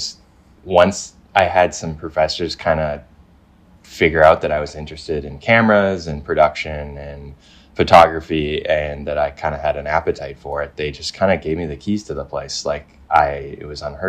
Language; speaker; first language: English; native; English